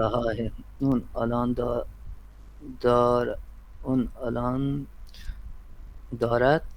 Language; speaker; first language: Persian; non-native, learner; Urdu